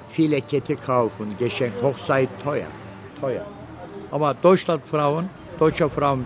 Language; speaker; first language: German; non-native, learner; Turkish